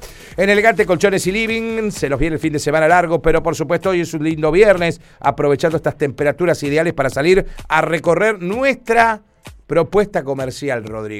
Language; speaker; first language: Spanish; native; Spanish